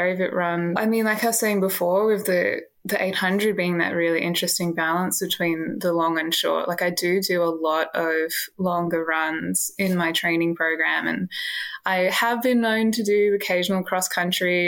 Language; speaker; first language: English; native; English